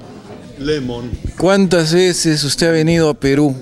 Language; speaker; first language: Spanish; native; Spanish